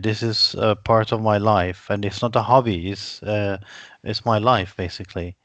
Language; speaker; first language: English; non-native, fluent; Persian